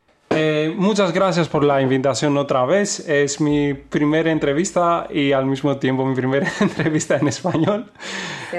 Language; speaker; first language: Spanish; non-native, fluent; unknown